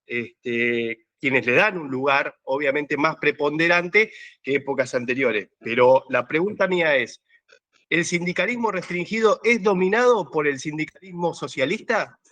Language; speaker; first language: Spanish; native; Spanish